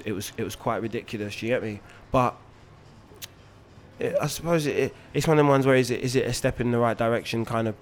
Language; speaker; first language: English; native; English